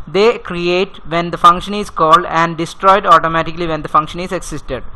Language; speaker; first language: English; non-native, local second language; Malayalam